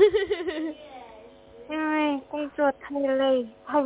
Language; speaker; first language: Chinese; non-native, learner; Korean